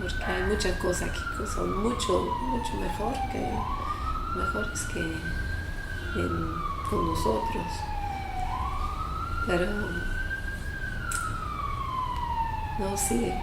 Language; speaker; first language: Spanish; non-native, fluent; English